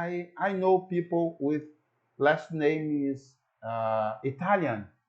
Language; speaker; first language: English; non-native, learner; Portuguese